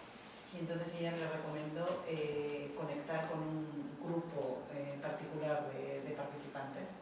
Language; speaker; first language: Spanish; native; Spanish